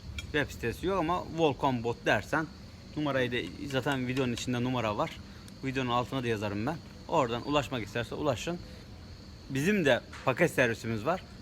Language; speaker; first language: Turkish; native; Turkish